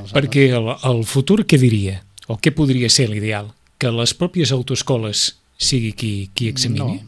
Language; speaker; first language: Catalan; native; Catalan